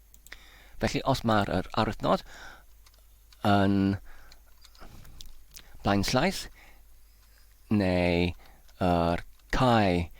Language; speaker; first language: Welsh; non-native, learner; English